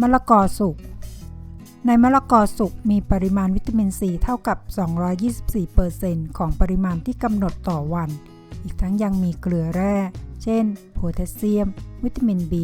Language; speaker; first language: Thai; native; Thai